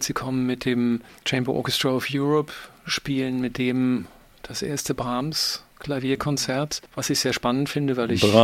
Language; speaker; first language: German; native; German